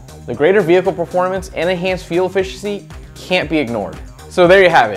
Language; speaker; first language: English; native; English